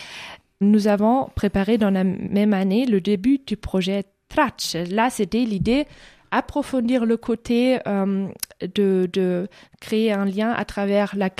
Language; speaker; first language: French; non-native, fluent; German